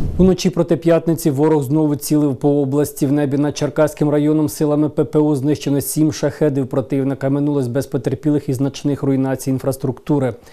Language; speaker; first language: Ukrainian; native; Ukrainian